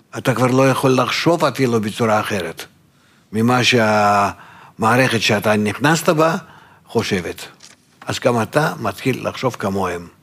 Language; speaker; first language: Hebrew; non-native, fluent; Russian